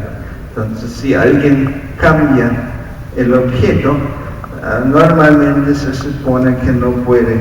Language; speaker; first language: Spanish; non-native, fluent; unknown